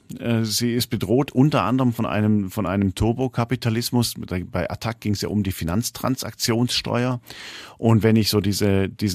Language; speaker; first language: German; native; German